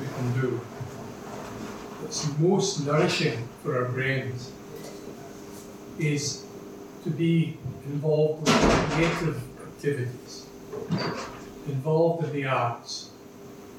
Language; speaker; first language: English; native; English